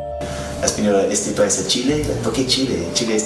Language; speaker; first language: Spanish; non-native, learner; English